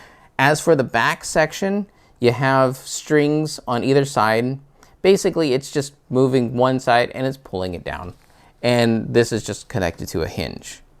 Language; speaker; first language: English; native; English